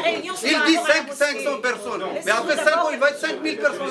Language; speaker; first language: French; non-native, learner; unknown